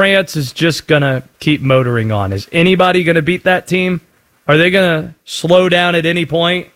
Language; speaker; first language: English; native; English